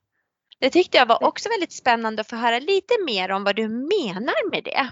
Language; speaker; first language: Swedish; native; Swedish